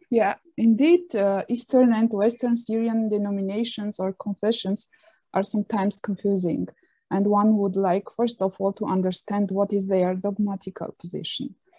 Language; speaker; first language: English; non-native, fluent; Armenian